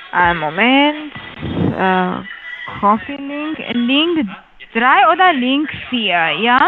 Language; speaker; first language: German; non-native, learner; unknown